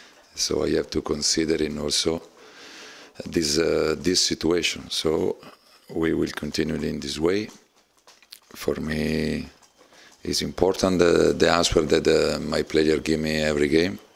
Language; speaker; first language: English; non-native, learner; Italian